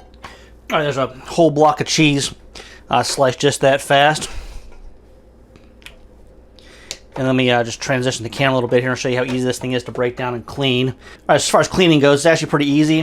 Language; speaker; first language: English; native; English